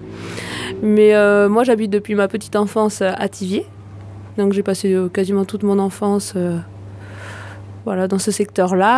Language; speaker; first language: French; native; French